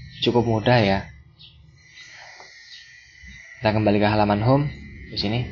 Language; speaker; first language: Indonesian; native; Indonesian